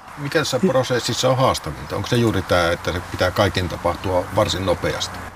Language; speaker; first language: Finnish; native; Finnish